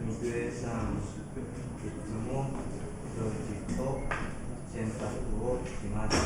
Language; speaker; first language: Japanese; non-native, learner; Indonesian